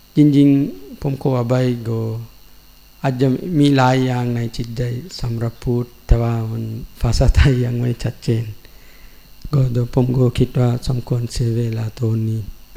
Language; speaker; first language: Thai; non-native, learner; Sinhala